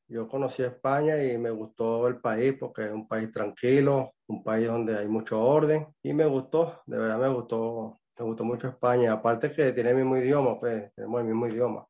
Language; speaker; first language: Spanish; native; Spanish